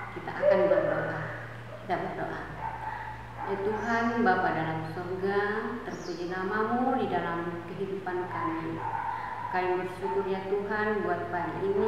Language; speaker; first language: Indonesian; native; Indonesian